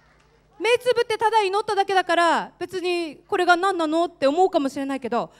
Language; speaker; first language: Japanese; native; Japanese